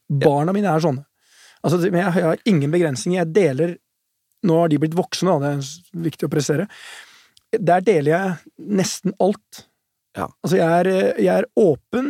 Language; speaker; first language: Norwegian; native; Norwegian